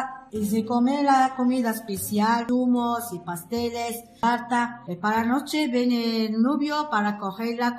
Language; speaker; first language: Spanish; non-native, learner; Arabic